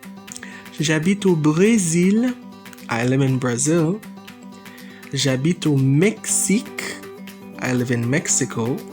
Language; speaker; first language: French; non-native, fluent; English